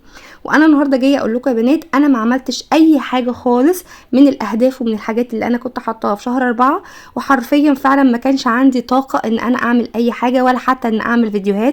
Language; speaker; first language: Arabic; native; Arabic